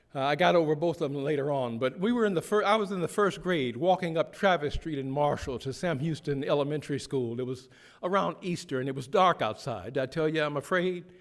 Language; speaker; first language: English; native; English